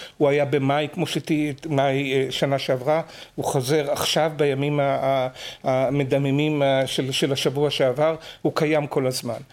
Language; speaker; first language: Hebrew; native; Hebrew